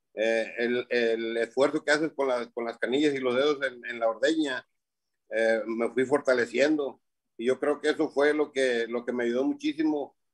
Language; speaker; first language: Spanish; native; Spanish